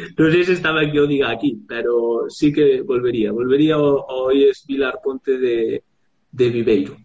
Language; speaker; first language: Galician; native; Galician